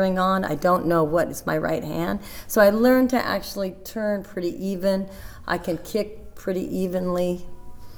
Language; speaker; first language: English; native; English